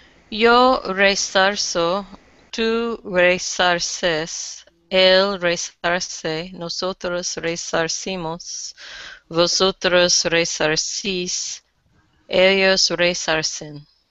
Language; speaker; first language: Spanish; non-native, learner; English